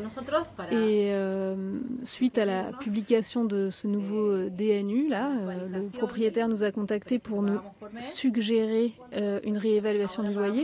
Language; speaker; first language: French; native; French